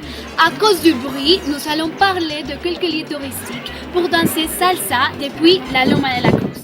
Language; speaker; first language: French; non-native, learner; Spanish